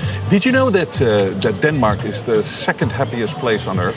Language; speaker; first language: English; non-native, fluent; Dutch